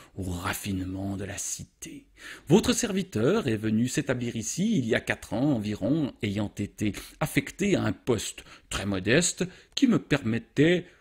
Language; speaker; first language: French; native; French